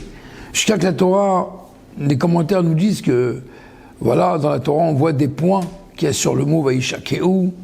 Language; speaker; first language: French; native; French